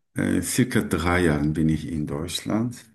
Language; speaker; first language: German; non-native, learner; Turkish